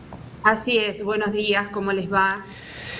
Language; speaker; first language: Spanish; native; Spanish